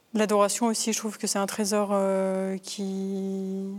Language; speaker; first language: French; native; French